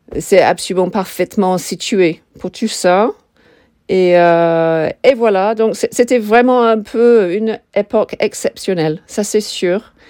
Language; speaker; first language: French; non-native, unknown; English